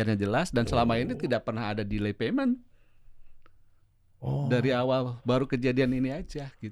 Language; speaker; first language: Indonesian; native; Indonesian